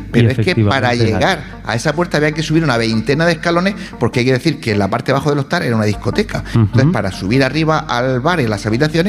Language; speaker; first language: Spanish; native; Spanish